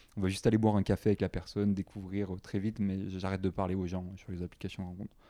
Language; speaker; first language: French; native; French